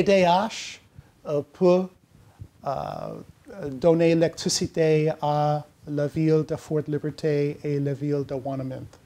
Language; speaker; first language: French; non-native, learner; English